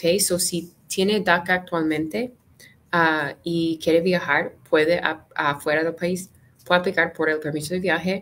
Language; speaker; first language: Spanish; non-native, fluent; English